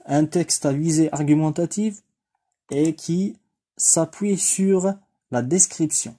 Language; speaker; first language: French; non-native, local second language; Arabic